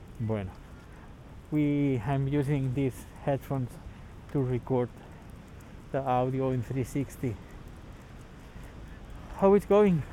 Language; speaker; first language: English; non-native, learner; Spanish